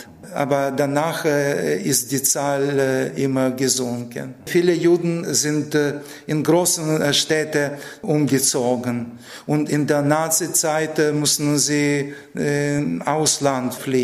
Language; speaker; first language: German; non-native, fluent; Russian